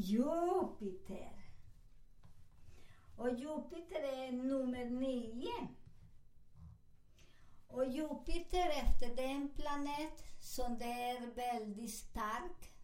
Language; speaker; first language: Swedish; non-native, learner; Spanish